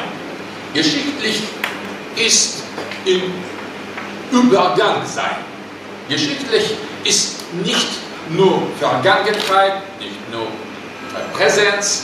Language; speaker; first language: German; non-native, learner; Russian